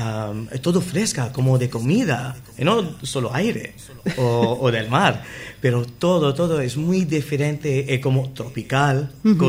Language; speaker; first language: Spanish; non-native, learner; English